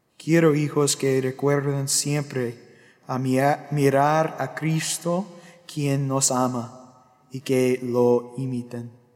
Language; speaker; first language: Spanish; non-native, fluent; English